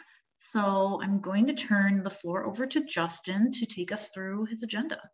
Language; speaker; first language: English; native; English